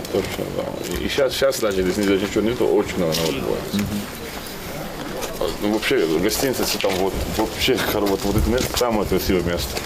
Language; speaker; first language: Russian; non-native, local second language; Chechen